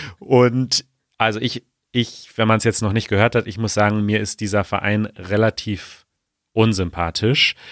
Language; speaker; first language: German; native; German